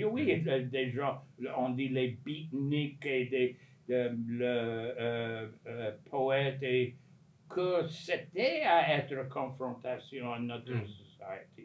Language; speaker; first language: French; non-native, fluent; English